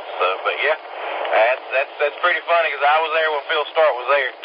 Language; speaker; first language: English; native; English